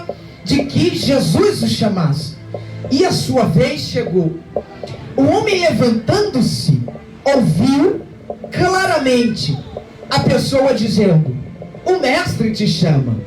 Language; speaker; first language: Portuguese; native; Portuguese